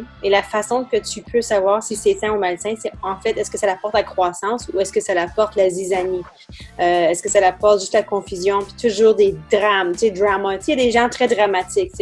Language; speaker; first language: French; native; French